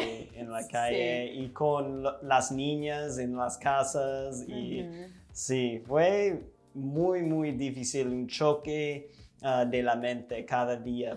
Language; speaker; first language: Spanish; non-native, fluent; English